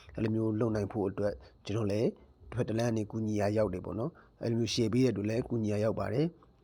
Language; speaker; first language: Burmese; native; Burmese